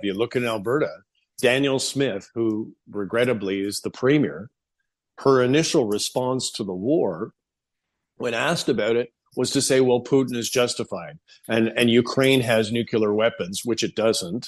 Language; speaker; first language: English; native; English